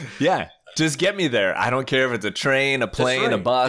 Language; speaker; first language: English; native; English